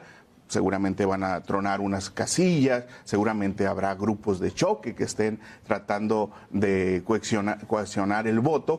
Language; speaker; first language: Spanish; native; Spanish